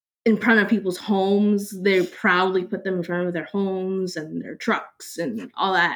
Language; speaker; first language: English; early bilingual, other home language; Cantonese